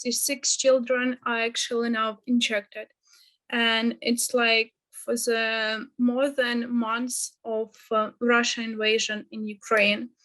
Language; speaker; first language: English; non-native, fluent; Ukrainian